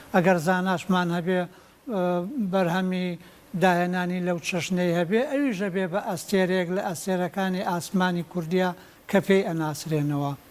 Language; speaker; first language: Central Kurdish; native; Central Kurdish